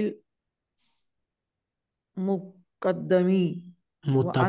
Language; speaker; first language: Arabic; non-native, learner; Urdu